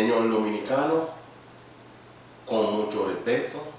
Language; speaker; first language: Spanish; non-native, learner; Haitian Creole